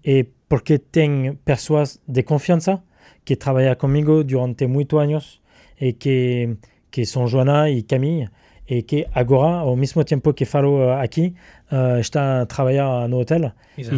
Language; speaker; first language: Portuguese; non-native, learner; French